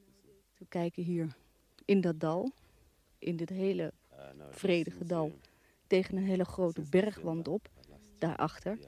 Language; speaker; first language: Dutch; native; Dutch